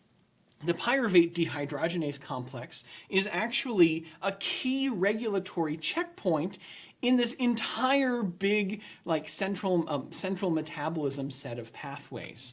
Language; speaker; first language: English; native; English